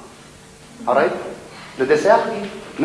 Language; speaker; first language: French; non-native, fluent; Arabic